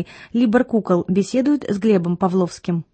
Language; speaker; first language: Russian; native; Russian